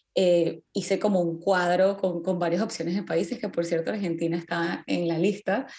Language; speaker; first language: Spanish; native; Spanish